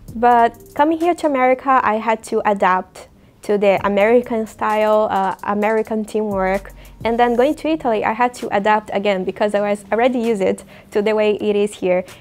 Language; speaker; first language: English; non-native, fluent; Portuguese